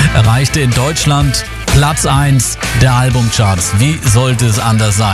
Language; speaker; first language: German; native; German